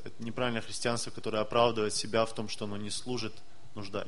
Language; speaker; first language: Russian; native; Russian